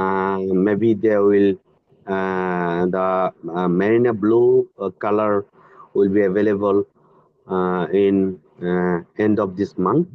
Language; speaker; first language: English; non-native, learner; Bangla